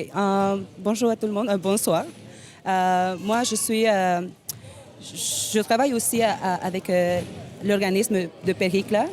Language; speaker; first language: French; non-native, learner; Spanish